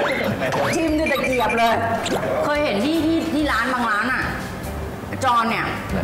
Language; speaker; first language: Thai; native; Thai